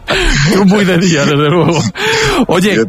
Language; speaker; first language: Spanish; native; Spanish